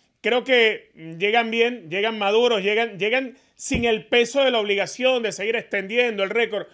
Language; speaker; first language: Spanish; native; Spanish